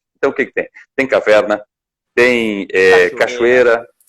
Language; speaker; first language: Portuguese; native; Portuguese